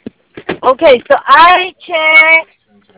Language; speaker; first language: English; non-native, learner; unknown